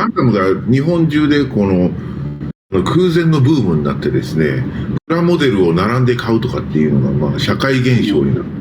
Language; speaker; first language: Japanese; native; Japanese